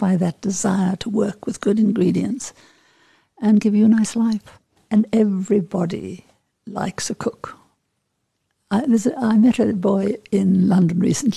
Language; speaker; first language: English; native; English